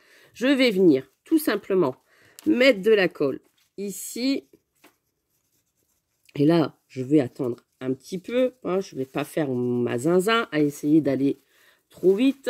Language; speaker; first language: French; native; French